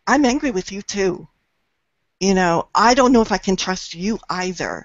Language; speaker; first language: English; native; English